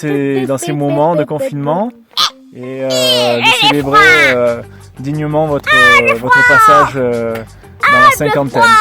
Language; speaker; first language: French; native; French